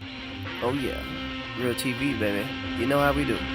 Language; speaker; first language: English; native; English